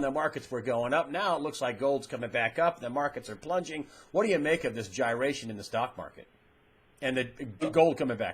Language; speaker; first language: English; native; English